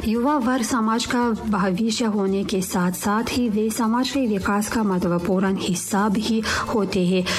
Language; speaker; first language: Hindi; non-native, fluent; Tajik